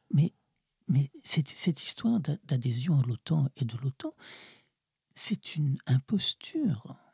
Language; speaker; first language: French; early bilingual, other home language; Russian